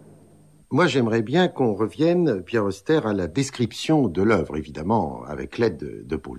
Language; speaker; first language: French; native; French